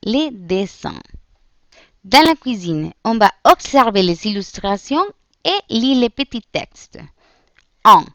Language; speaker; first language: French; non-native, fluent; Spanish